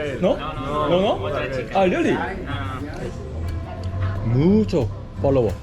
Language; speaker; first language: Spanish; non-native, learner; Korean